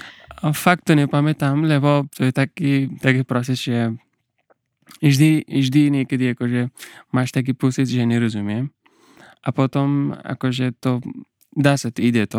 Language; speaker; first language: Slovak; non-native, learner; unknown